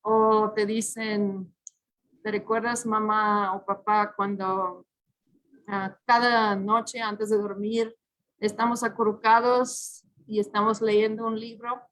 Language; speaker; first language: Spanish; early bilingual, heritage; English